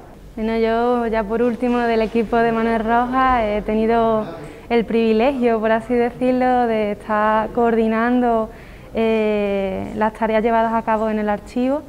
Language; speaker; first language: Spanish; native; Spanish